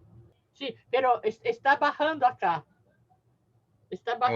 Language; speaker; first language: Spanish; non-native, learner; Portuguese